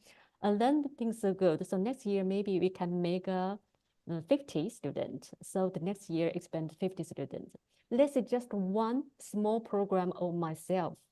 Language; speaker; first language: English; non-native, learner; Chinese